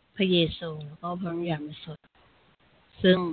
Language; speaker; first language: Thai; native; Thai